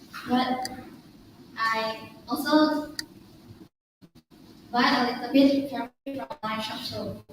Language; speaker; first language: English; non-native, learner; Indonesian